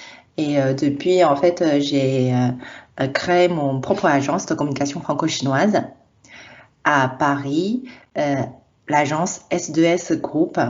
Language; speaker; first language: French; non-native, fluent; Chinese